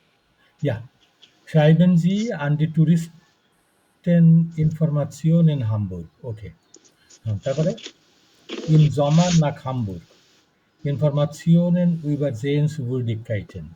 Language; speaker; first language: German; non-native, fluent; Bangla